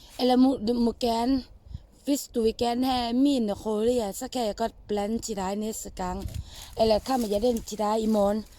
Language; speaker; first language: Danish; non-native, learner; Thai